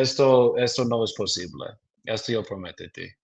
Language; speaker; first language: Spanish; non-native, learner; English